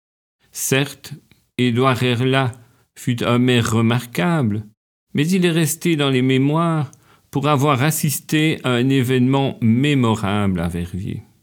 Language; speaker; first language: French; native; French